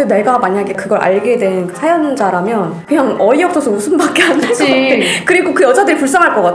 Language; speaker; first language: Korean; native; Korean